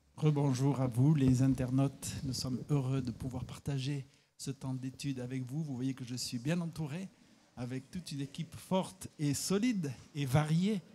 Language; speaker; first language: French; native; French